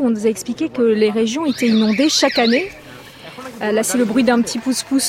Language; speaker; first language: French; native; French